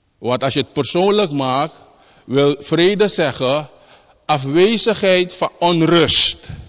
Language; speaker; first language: Dutch; native; Dutch